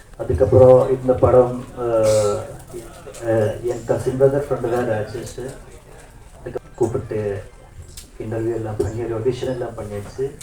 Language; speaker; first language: Tamil; non-native, learner; Malayalam